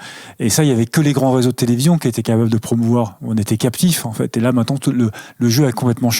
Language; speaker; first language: French; native; French